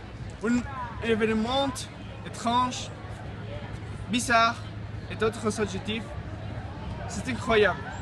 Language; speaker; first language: French; non-native, learner; Spanish